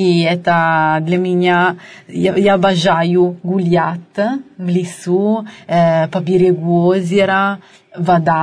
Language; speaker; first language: Russian; non-native, fluent; Italian